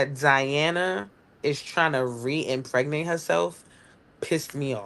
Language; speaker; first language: English; native; English